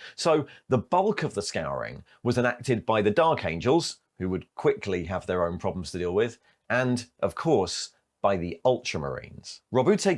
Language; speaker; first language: English; native; English